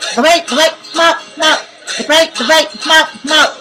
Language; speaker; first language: English; non-native, learner; Burmese